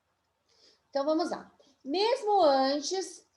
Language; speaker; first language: Portuguese; native; Portuguese